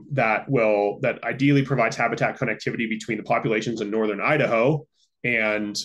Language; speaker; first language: English; native; English